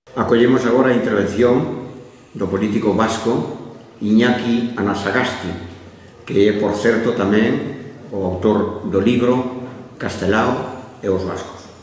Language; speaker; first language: Galician; native; Galician